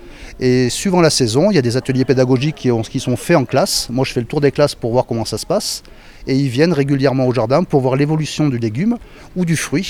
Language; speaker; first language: French; native; French